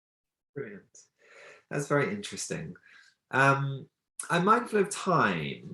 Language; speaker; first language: English; native; English